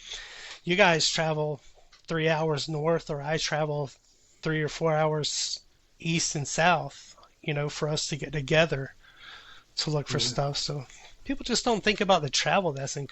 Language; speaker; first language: English; native; English